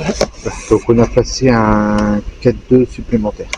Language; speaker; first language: French; native; French